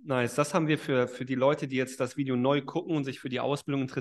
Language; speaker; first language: German; native; German